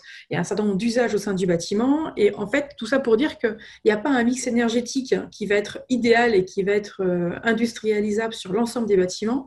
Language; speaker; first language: French; native; French